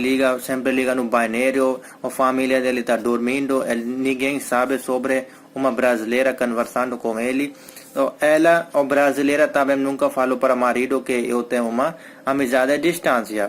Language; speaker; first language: Portuguese; non-native, learner; Hindi